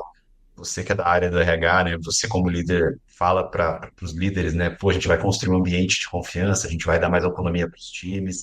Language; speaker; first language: Portuguese; native; Portuguese